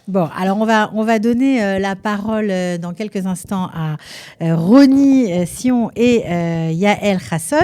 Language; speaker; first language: French; native; French